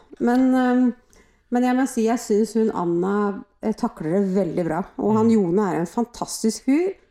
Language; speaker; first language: Norwegian; native; Norwegian